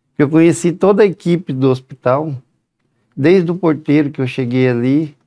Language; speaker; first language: Portuguese; native; Portuguese